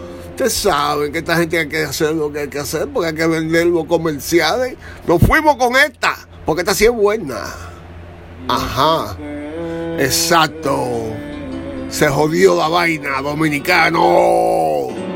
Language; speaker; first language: Spanish; early bilingual, heritage; Spanish